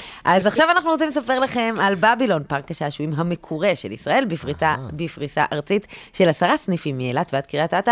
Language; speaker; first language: Hebrew; native; Hebrew